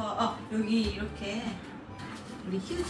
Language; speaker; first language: Korean; non-native, learner; Japanese